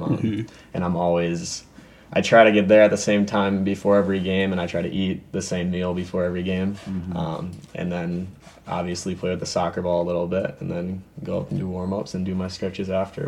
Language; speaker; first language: English; native; English